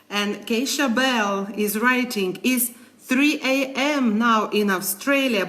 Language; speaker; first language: English; non-native, learner; Ukrainian